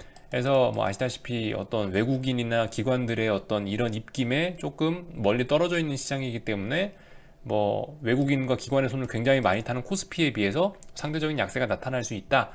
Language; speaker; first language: Korean; native; Korean